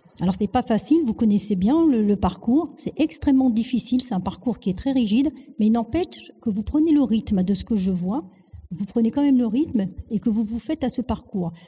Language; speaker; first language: French; early bilingual, other home language; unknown